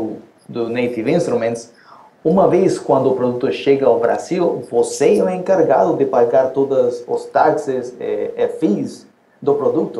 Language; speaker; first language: Portuguese; non-native, fluent; Spanish